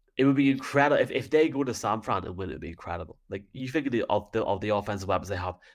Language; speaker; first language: English; native; English